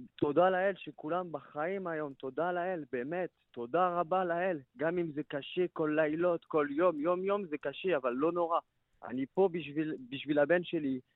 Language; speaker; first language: Hebrew; non-native, learner; French